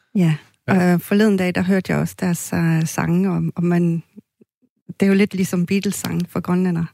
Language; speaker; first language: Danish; native; Danish